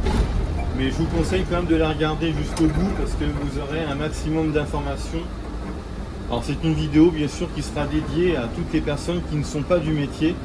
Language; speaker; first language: French; native; French